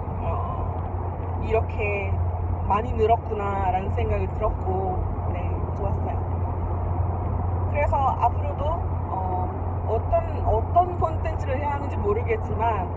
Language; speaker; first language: Korean; non-native, fluent; Malay